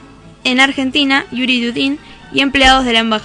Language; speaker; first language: Spanish; native; Spanish